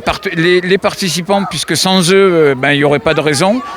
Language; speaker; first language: French; native; French